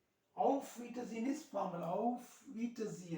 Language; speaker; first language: German; non-native, learner; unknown